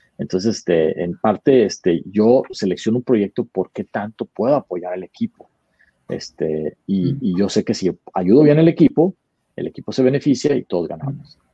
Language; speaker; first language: Spanish; native; Spanish